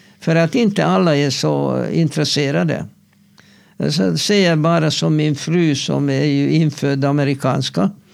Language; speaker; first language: Swedish; non-native, fluent; Hungarian